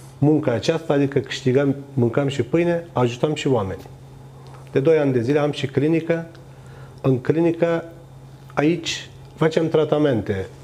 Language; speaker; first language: Romanian; non-native, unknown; Turkish